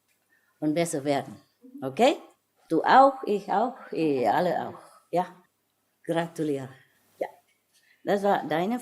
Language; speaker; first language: German; non-native, fluent; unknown